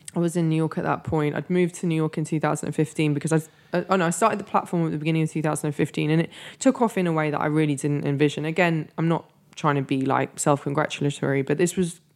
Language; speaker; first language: English; native; English